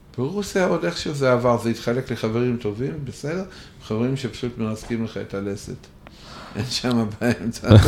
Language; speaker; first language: Hebrew; non-native, fluent; Russian